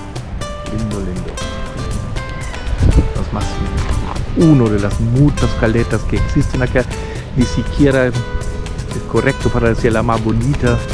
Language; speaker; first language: Spanish; non-native, fluent; German